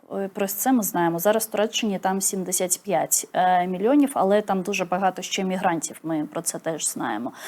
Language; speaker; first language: Ukrainian; non-native, local second language; Crimean Tatar